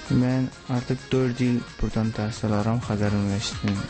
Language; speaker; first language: Azerbaijani; non-native, learner; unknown